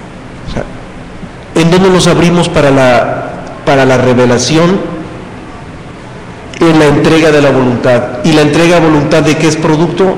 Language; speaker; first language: Spanish; native; Spanish